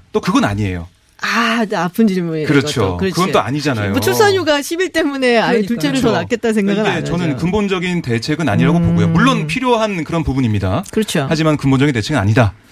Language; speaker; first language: Korean; non-native, fluent; Turkish